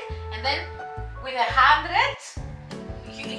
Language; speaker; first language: English; non-native, learner; Indonesian